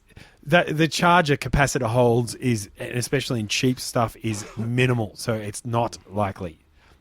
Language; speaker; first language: English; native; English